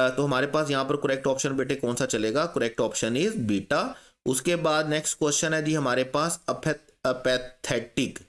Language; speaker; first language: Urdu; non-native, local second language; Punjabi